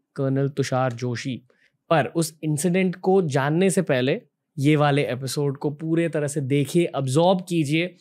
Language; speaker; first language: Hindi; native; Hindi